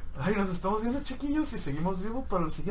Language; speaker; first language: Spanish; native; Spanish